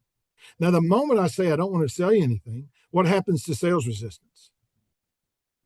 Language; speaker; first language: English; native; English